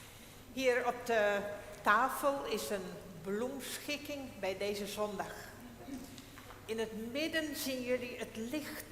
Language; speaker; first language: Dutch; non-native, local second language; Western Frisian